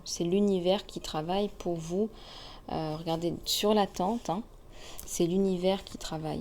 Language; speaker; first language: French; native; French